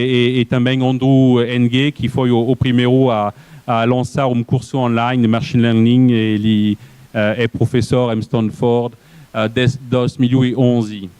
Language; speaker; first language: Portuguese; non-native, fluent; French